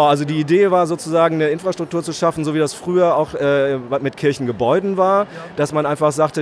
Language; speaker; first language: German; native; German